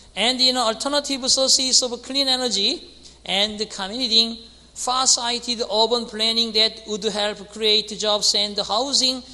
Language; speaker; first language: English; non-native, fluent; Korean